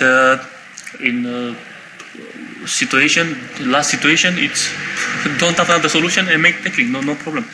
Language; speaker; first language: English; non-native, learner; Romanian